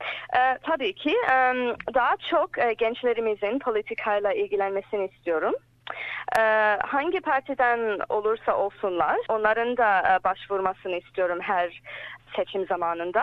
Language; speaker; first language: Turkish; early bilingual, heritage; English